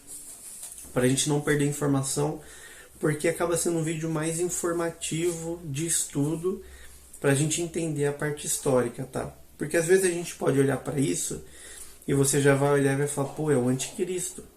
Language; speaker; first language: Portuguese; native; Portuguese